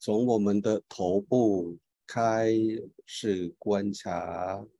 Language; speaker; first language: Chinese; non-native, fluent; Thai